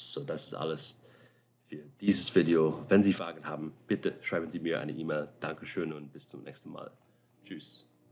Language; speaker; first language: German; non-native, fluent; English